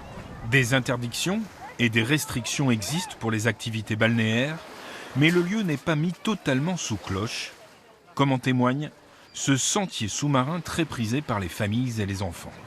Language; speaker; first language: French; native; French